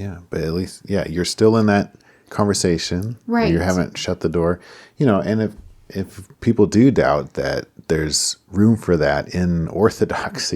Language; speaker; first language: English; native; English